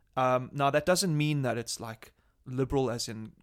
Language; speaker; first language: English; native; English